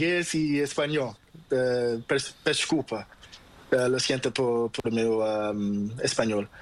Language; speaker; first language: Spanish; non-native, learner; Portuguese